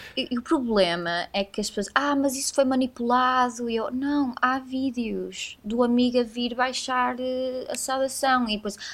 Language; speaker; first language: Portuguese; native; Portuguese